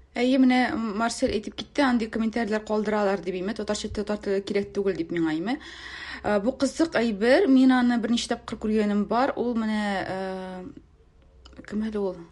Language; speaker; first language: Tatar; native; Tatar